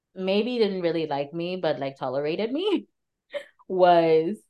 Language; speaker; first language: English; native; English